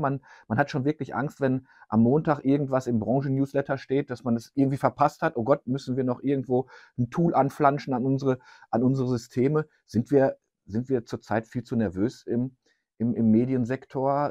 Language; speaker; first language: German; native; German